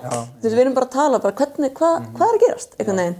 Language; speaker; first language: Icelandic; native; Icelandic